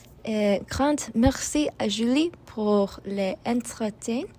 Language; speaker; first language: French; non-native, learner; English